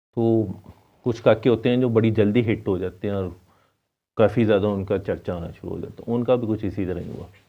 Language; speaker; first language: Urdu; non-native, local second language; Punjabi